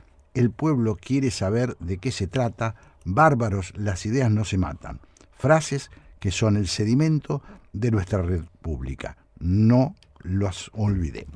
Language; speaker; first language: Spanish; native; Spanish